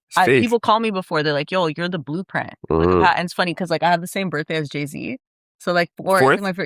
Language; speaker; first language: English; native; English